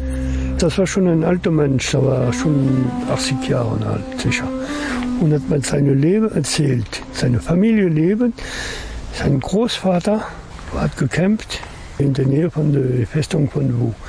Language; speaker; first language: German; non-native, learner; French